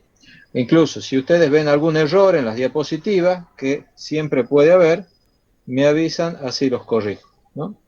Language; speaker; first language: Spanish; native; Spanish